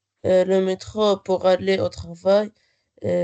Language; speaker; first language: French; non-native, learner; Arabic